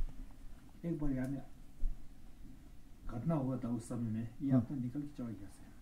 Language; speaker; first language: Hindi; non-native, local second language; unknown